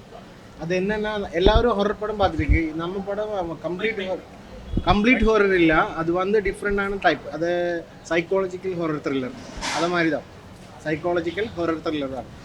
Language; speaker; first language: Tamil; non-native, learner; Malayalam